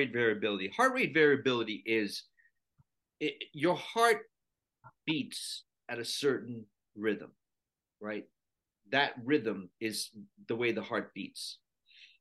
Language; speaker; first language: English; non-native, local second language; Sinhala